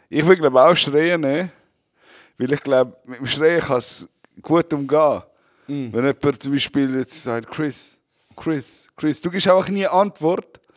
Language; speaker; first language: German; native; German